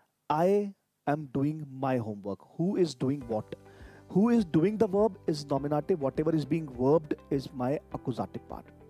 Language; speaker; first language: English; non-native, local second language; Hindi